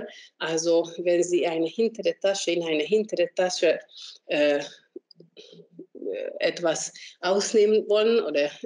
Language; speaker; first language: German; non-native, fluent; Hungarian